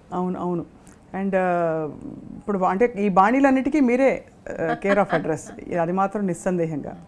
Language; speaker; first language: Telugu; native; Telugu